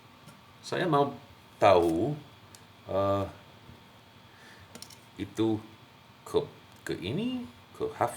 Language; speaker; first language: Indonesian; non-native, learner; English